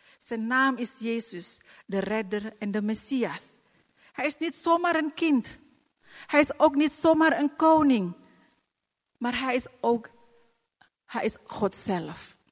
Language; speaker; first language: Dutch; non-native, fluent; Indonesian